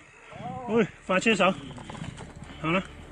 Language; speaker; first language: Chinese; non-native, local second language; Cantonese